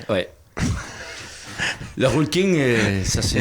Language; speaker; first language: French; non-native, fluent; English